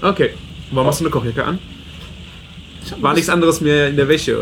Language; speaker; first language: German; native; German